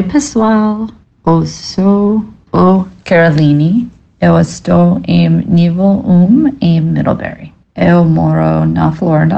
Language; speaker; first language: Portuguese; non-native, learner; English